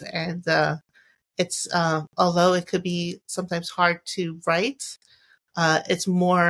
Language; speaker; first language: English; native; English